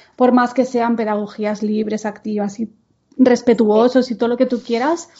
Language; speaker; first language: Spanish; non-native, local second language; Catalan